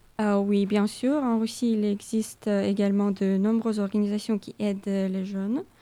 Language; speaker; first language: French; non-native, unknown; Russian